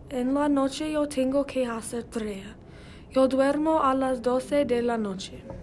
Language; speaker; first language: Spanish; non-native, learner; English